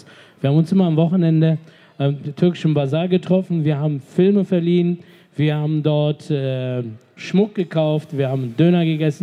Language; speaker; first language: German; non-native, fluent; Turkish